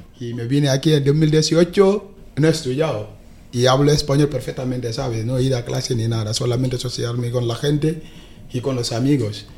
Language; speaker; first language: Spanish; non-native, fluent; Wolof